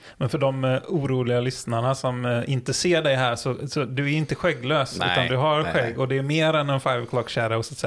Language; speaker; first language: Swedish; native; Swedish